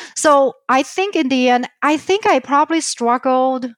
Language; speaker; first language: English; non-native, fluent; Chinese